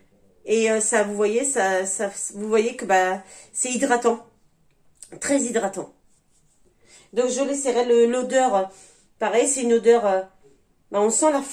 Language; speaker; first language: French; native; French